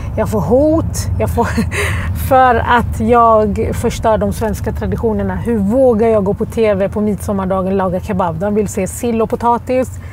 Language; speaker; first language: Swedish; early bilingual, other home language; Arabic